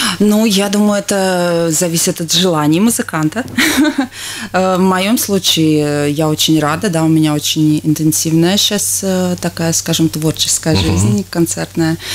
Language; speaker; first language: Russian; non-native, local second language; Latvian